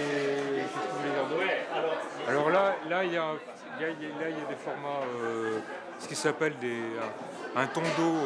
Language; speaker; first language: French; native; French